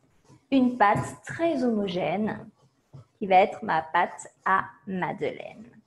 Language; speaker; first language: French; native; French